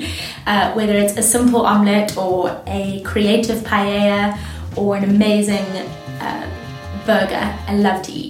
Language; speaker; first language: English; native; English